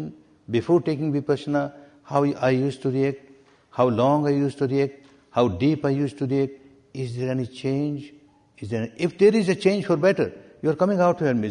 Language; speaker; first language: English; non-native, fluent; Burmese